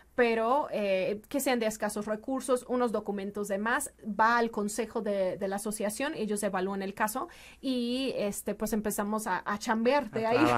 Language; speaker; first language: Spanish; non-native, fluent; English